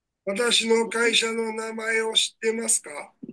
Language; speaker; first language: Japanese; non-native, fluent; Bangla